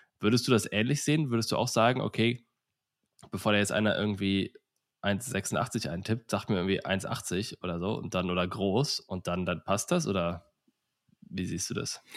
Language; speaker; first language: German; native; German